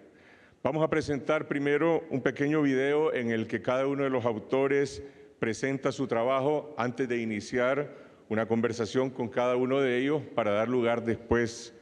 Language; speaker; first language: Spanish; native; Spanish